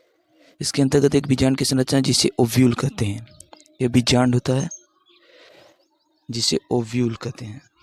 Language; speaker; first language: Hindi; native; Hindi